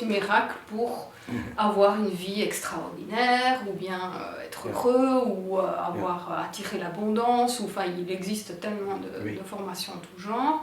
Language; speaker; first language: French; native; French